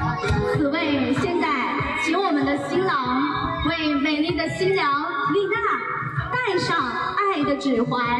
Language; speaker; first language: Chinese; native; Chinese